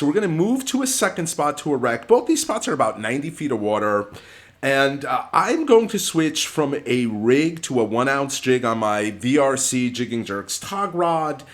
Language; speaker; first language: English; native; English